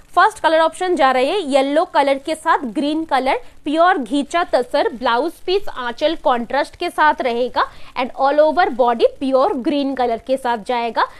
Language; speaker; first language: Hindi; non-native, local second language; Bangla